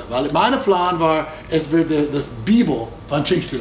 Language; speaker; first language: German; non-native, fluent; English